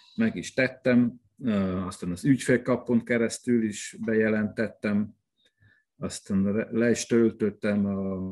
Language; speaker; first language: Hungarian; non-native, fluent; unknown